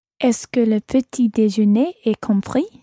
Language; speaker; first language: French; non-native, learner; English